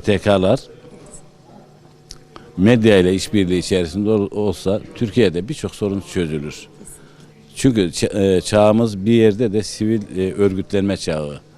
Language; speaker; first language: Turkish; native; Turkish